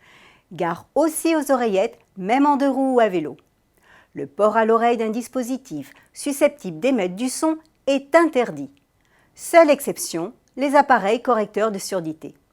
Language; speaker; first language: French; native; French